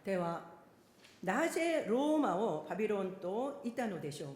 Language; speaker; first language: Japanese; non-native, fluent; Korean